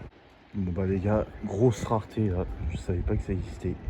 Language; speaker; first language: French; native; French